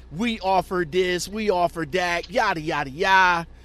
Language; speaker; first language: English; native; English